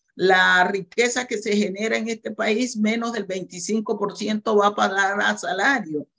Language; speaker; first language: Spanish; native; Spanish